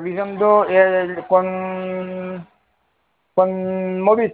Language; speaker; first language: Spanish; non-native, learner; Haitian Creole